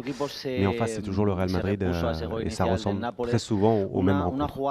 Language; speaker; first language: French; native; French